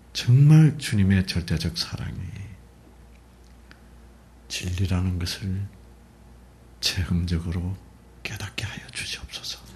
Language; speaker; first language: Korean; native; Korean